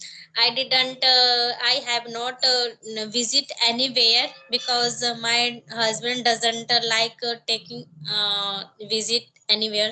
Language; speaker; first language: English; non-native, learner; Hindi